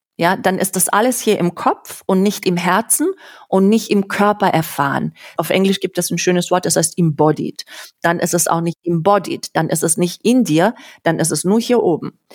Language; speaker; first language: German; non-native, fluent; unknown